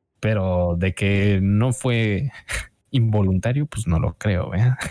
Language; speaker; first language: Spanish; native; Spanish